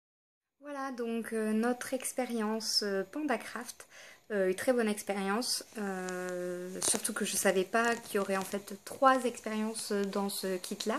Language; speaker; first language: French; native; French